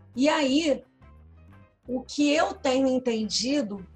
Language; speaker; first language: Portuguese; native; Portuguese